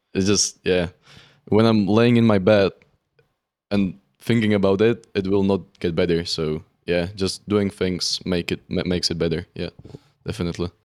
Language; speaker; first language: English; non-native, fluent; Czech